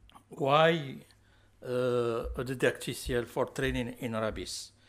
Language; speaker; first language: English; non-native, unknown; Arabic